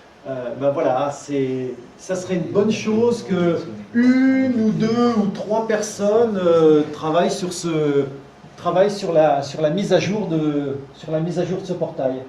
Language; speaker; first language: French; native; French